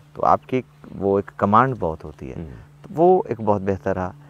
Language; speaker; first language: Hindi; native; Hindi